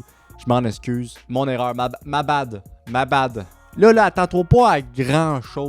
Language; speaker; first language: French; native; French